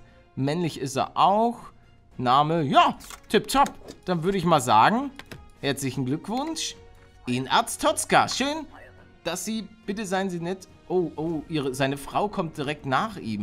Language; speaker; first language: German; native; German